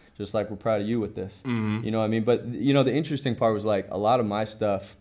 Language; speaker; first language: English; native; English